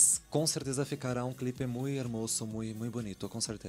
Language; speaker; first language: Spanish; non-native, learner; Portuguese